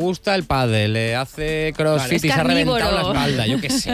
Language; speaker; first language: Spanish; native; Spanish